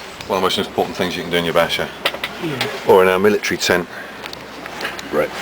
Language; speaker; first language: English; native; English